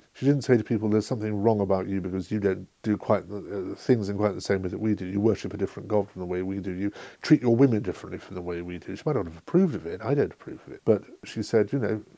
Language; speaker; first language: English; native; English